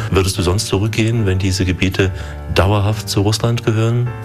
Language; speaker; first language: German; native; German